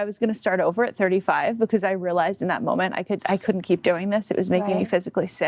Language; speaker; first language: English; native; English